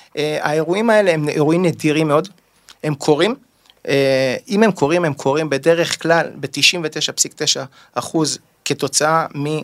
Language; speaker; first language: Hebrew; native; Hebrew